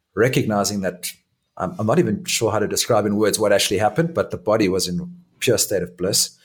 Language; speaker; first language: English; native; English